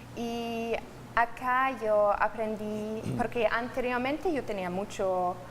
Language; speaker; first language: Spanish; non-native, fluent; German